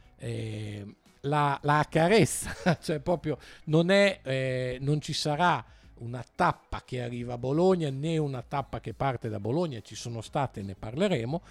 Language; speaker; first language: Italian; native; Italian